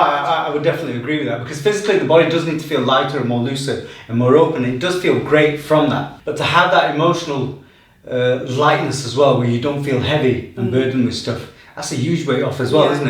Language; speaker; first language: English; native; English